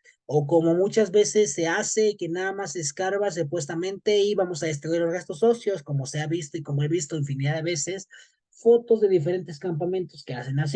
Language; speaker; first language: Spanish; native; Spanish